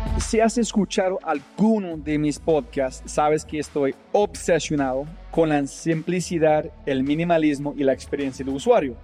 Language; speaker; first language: Spanish; non-native, fluent; English